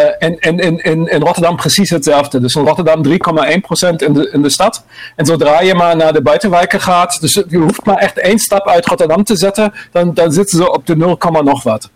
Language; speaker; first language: Dutch; non-native, fluent; German